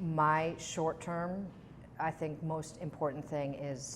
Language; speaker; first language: English; native; English